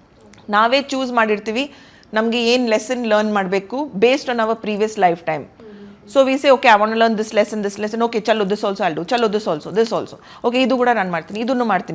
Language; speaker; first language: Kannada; non-native, local second language; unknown